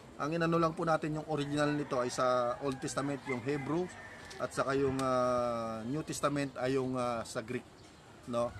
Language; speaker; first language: Filipino; non-native, local second language; Iloko